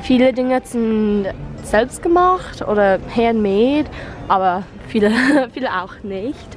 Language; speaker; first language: German; non-native, learner; English